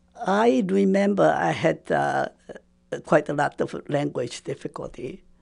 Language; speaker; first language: English; non-native, fluent; Japanese